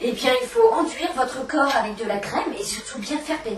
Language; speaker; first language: French; native; French